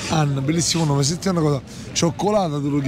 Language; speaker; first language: Italian; native; Italian